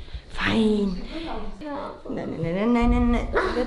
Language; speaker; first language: German; native; German